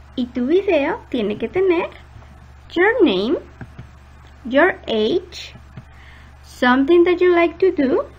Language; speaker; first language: English; non-native, fluent; Spanish